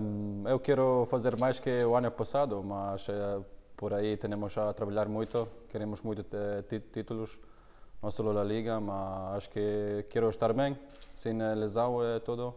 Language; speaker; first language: Portuguese; non-native, learner; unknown